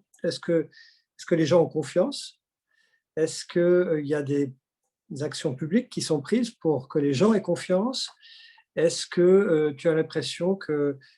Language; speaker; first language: French; native; French